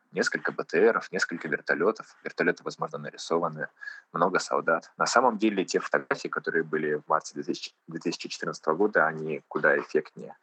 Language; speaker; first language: Russian; native; Russian